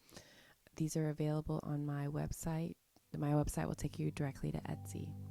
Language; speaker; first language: English; native; English